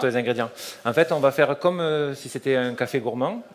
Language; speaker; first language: French; native; French